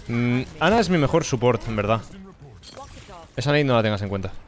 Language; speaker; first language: Spanish; native; Spanish